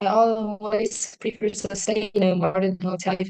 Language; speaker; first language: English; non-native, learner; Vietnamese